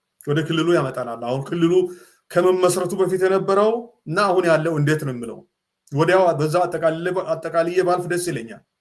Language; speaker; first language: Amharic; non-native, local second language; Sidamo